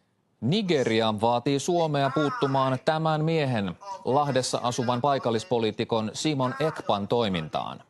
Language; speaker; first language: Finnish; native; Finnish